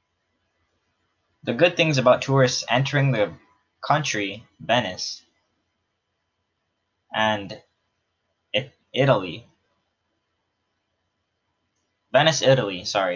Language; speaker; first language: English; native; English